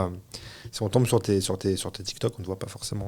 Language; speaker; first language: French; native; French